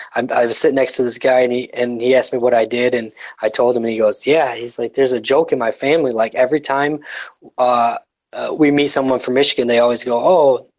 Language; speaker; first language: English; native; English